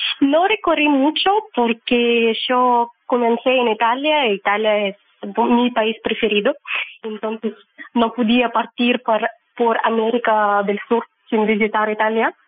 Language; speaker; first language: Spanish; non-native, learner; Russian